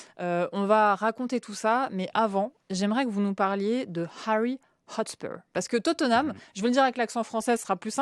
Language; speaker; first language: French; native; French